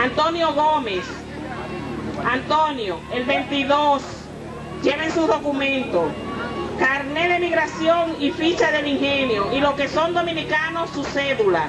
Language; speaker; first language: Spanish; native; Spanish